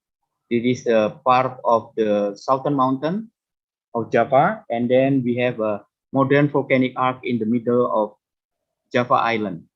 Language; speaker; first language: English; non-native, fluent; Indonesian